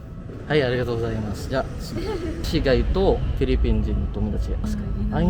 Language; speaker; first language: Japanese; non-native, learner; Filipino